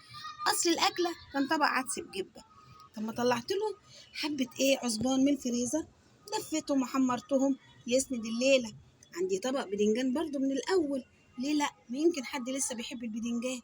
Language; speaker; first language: Arabic; native; Arabic